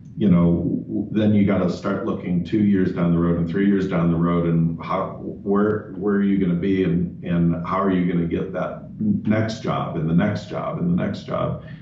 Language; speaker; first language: English; native; English